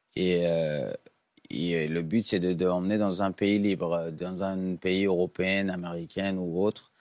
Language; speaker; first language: French; non-native, fluent; Persian